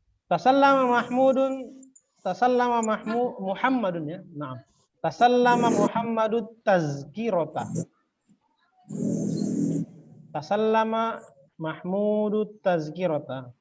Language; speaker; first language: Arabic; non-native, fluent; Indonesian